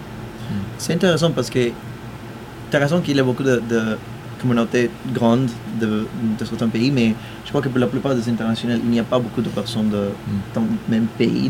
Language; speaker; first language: French; non-native, fluent; Spanish